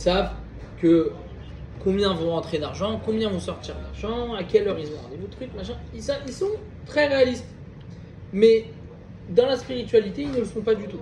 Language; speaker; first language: French; native; French